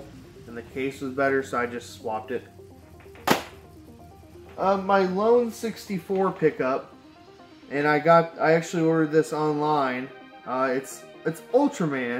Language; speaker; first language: English; native; English